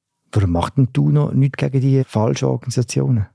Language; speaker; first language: German; native; German